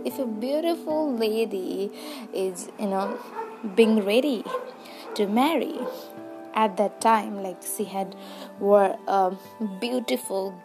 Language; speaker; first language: English; non-native, local second language; Nepali